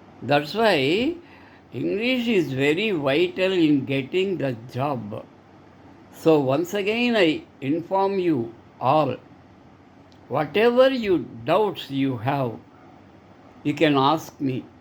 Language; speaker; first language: English; non-native, local second language; Telugu